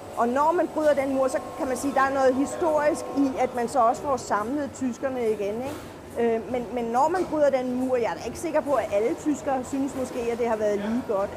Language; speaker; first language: Danish; native; Danish